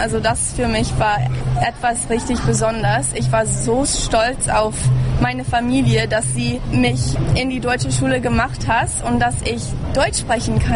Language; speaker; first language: German; early bilingual, heritage; English